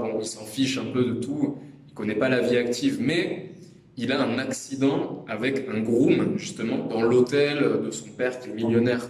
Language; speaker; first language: French; native; French